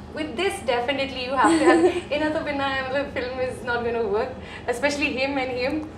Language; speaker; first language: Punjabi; early bilingual, heritage; Punjabi